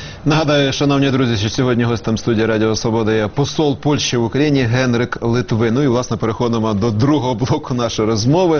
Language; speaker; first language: Ukrainian; native; Ukrainian